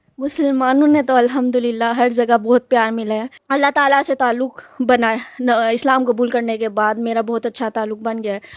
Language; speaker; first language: Urdu; native; Urdu